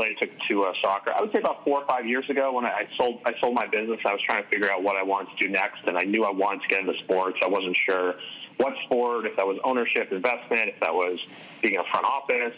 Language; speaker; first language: English; native; English